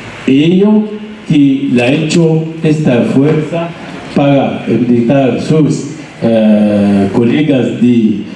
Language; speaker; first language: Spanish; non-native, learner; Arabic